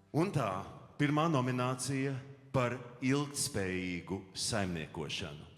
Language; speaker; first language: Latvian; native; Latvian